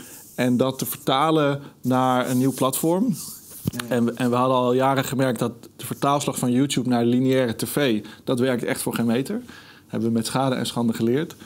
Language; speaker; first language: Dutch; native; Dutch